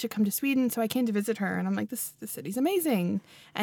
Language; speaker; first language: English; native; English